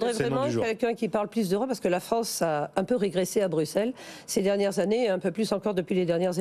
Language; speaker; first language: French; native; French